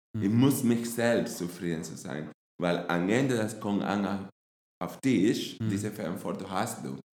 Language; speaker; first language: German; non-native, fluent; Spanish